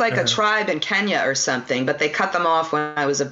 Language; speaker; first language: English; native; English